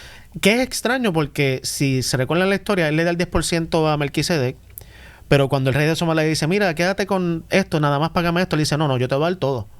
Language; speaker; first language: Spanish; native; Spanish